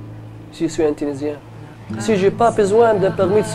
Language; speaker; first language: French; non-native, local second language; Arabic